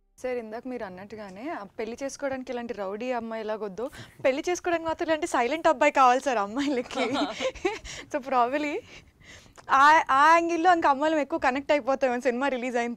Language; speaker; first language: Telugu; native; Telugu